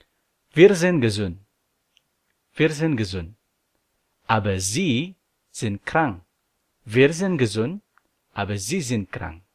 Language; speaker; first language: German; non-native, learner; Indonesian